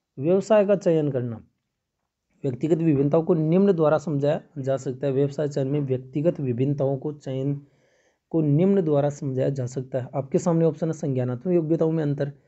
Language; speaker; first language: Hindi; native; Hindi